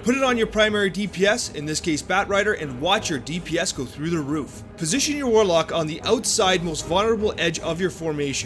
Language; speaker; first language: English; native; English